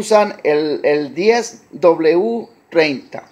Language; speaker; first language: Spanish; early bilingual, heritage; Spanish